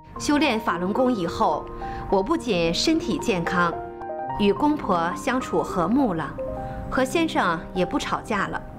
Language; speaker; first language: Chinese; native; Chinese